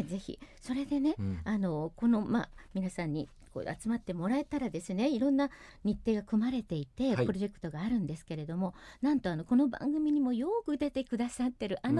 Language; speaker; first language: Japanese; native; Japanese